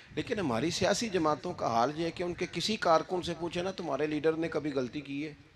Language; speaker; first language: Urdu; non-native, local second language; Punjabi